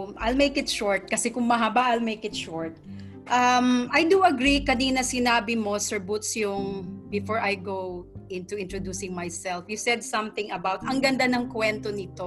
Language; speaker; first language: English; non-native, local second language; Tausug